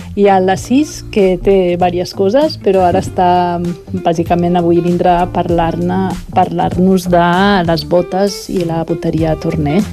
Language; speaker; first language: Catalan; non-native, fluent; English